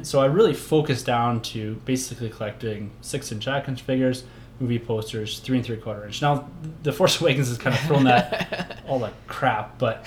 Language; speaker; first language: English; native; English